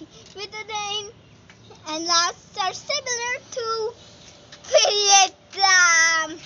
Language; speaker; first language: English; non-native, learner; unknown